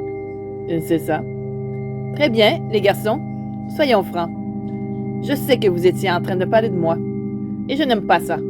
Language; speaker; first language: French; native; French